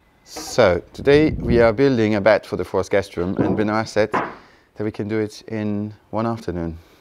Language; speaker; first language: English; non-native, fluent; German